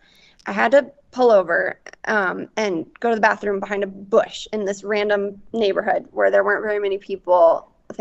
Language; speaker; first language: English; native; English